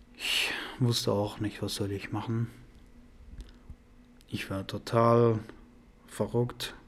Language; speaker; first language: German; non-native, learner; Persian